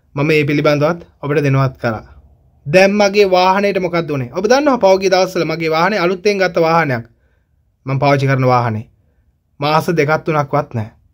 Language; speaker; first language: Sinhala; non-native, local second language; Tamil